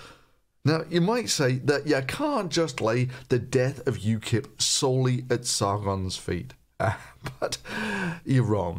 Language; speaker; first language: English; native; English